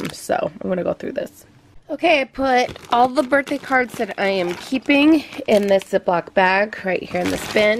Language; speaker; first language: English; native; English